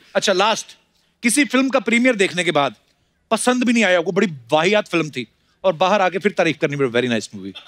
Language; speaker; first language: Hindi; native; Hindi